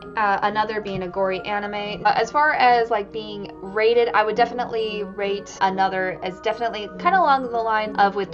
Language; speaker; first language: English; native; English